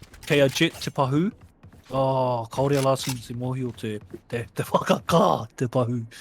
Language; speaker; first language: Māori; non-native, local second language; English